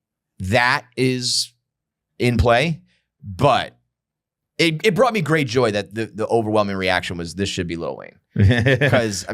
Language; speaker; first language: English; native; English